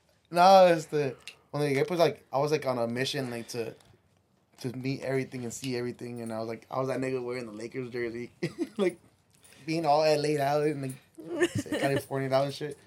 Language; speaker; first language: English; early bilingual, other home language; Spanish